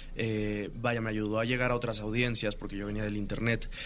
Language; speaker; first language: Spanish; native; Spanish